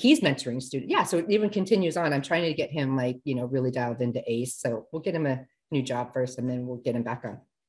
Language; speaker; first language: English; native; English